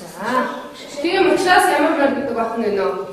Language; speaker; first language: Mongolian; native; Mongolian